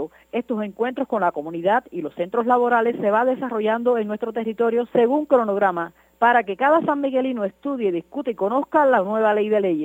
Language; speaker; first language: Spanish; native; Spanish